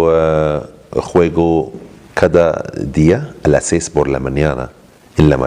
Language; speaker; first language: Spanish; non-native, learner; Arabic